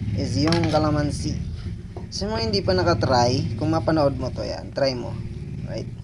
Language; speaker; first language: Filipino; non-native, local second language; Bikol